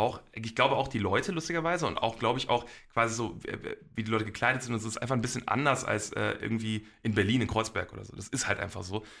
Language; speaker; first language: German; early bilingual, other home language; Polish